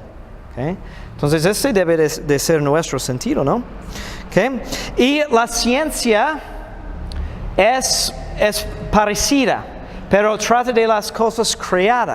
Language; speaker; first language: Spanish; non-native, fluent; English